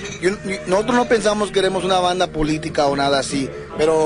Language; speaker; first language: Spanish; early bilingual, heritage; English